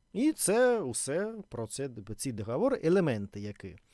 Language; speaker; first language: Ukrainian; non-native, learner; Russian